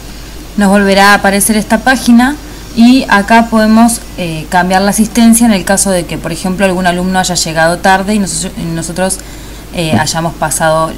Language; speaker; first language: Spanish; native; Spanish